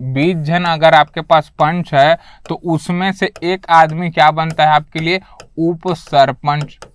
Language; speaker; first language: Hindi; native; Hindi